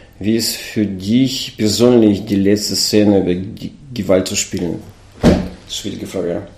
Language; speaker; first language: German; non-native, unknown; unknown